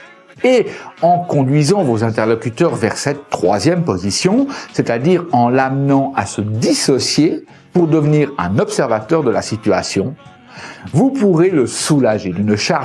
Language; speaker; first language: French; native; French